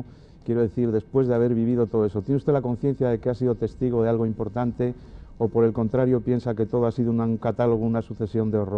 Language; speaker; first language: Spanish; native; Spanish